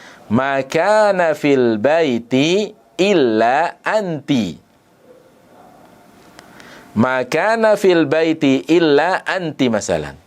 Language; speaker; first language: Arabic; non-native, fluent; Indonesian